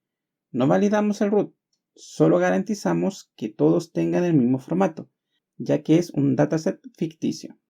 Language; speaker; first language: Spanish; native; Spanish